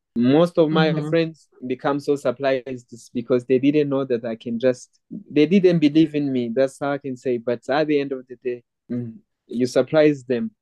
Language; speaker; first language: English; non-native, local second language; Kinyarwanda